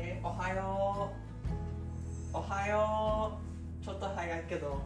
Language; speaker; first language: Japanese; non-native, learner; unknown